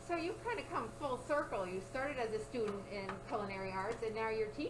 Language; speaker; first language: English; native; English